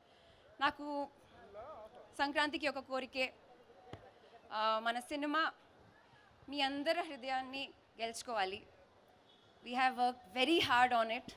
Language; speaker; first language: Telugu; non-native, fluent; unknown